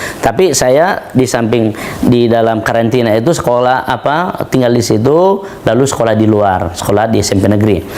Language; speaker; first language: Indonesian; non-native, local second language; Nias